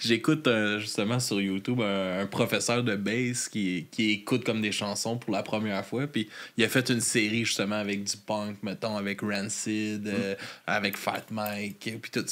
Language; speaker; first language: French; native; French